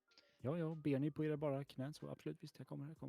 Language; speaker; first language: Swedish; native; Swedish